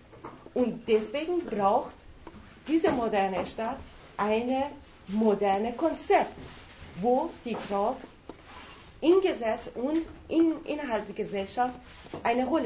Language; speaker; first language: German; non-native, fluent; Persian